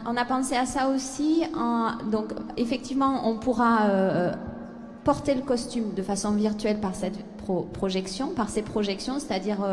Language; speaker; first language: French; native; French